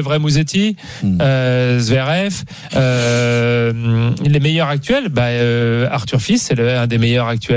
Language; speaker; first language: French; native; French